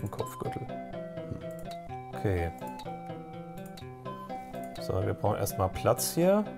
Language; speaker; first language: German; native; German